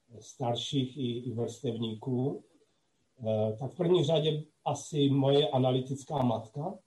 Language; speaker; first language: Czech; non-native, local second language; Slovak